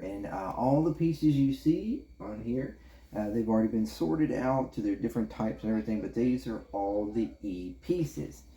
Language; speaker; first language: English; native; English